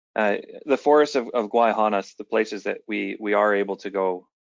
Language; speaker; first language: English; native; English